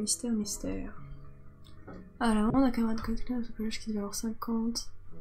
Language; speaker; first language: French; native; French